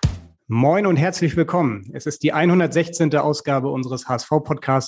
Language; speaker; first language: German; native; German